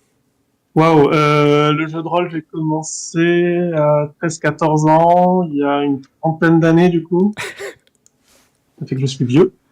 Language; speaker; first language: French; native; French